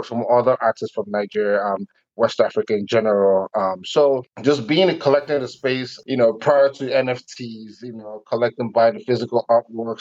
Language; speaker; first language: English; non-native, local second language; Igbo